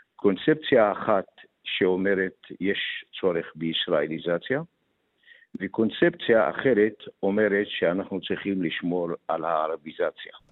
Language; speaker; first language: Hebrew; non-native, local second language; Arabic